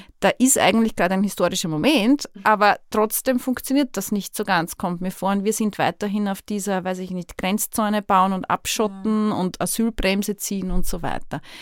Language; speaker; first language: German; native; German